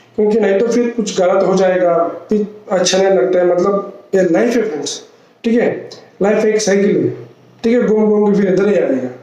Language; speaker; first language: Hindi; non-native, local second language; Telugu